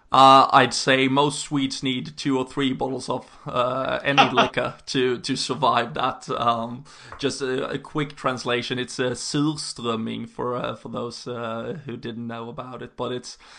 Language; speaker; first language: English; non-native, fluent; Swedish